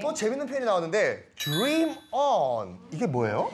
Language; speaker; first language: Korean; native; Korean